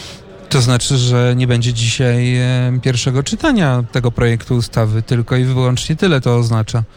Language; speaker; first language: Polish; native; Polish